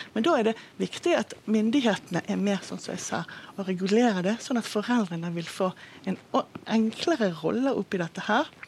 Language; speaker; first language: Norwegian; non-native, fluent; Hebrew